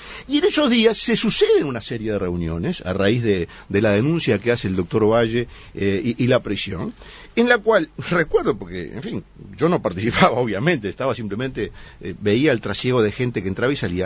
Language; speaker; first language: Spanish; native; Spanish